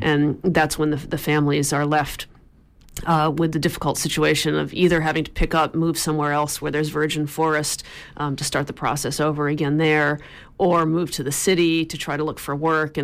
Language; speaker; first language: English; native; English